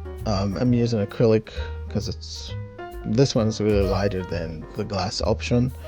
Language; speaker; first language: English; native; English